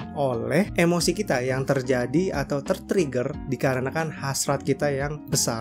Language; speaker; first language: Indonesian; native; Indonesian